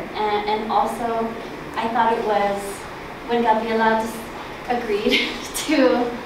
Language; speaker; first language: English; native; English